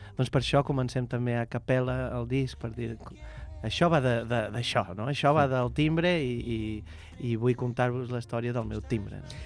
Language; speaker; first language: Catalan; non-native, fluent; Portuguese